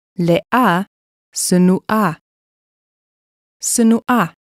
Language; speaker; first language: Hebrew; non-native, fluent; Korean